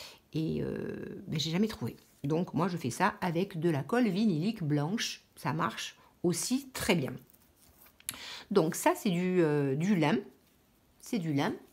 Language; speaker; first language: French; native; French